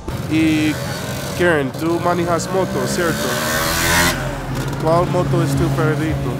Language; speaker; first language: Spanish; non-native, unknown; English